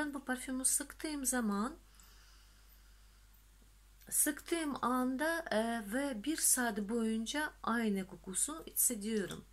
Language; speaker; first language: Turkish; non-native, fluent; Russian